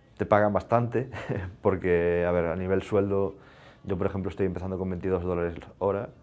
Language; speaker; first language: Spanish; native; Spanish